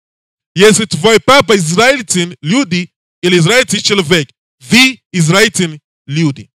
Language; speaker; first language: Russian; non-native, learner; English